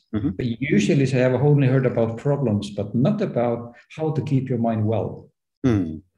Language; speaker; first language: English; non-native, fluent; Estonian